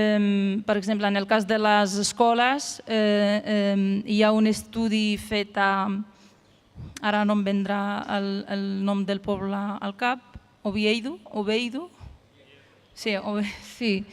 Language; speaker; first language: Catalan; non-native, fluent; Arabic